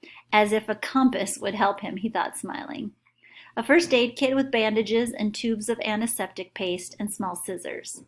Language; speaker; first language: English; native; English